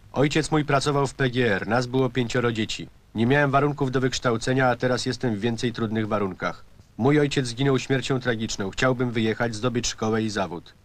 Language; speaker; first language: Polish; native; Polish